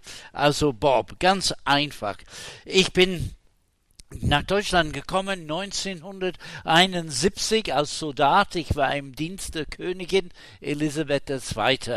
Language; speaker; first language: German; non-native, fluent; English